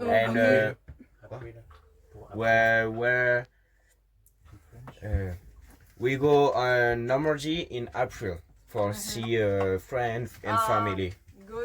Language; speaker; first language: English; non-native, learner; French